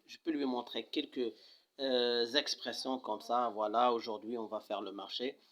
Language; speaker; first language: French; non-native, local second language; Arabic